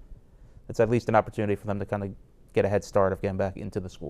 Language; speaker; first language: English; native; English